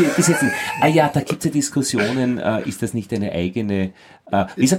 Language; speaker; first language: German; native; German